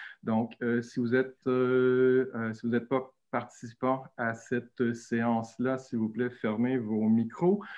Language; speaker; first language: French; native; French